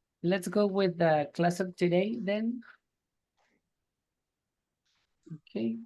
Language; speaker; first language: English; non-native, fluent; Spanish